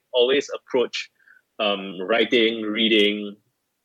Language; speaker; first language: English; native; English